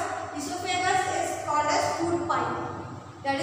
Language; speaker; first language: English; non-native, local second language; Hindi